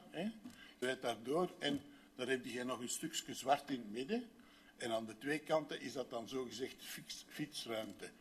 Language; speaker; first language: Dutch; native; Dutch